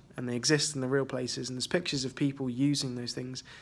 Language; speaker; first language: English; native; English